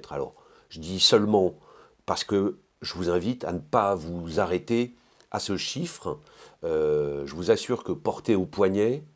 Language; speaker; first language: French; native; French